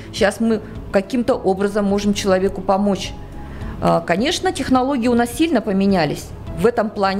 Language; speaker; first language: Russian; native; Russian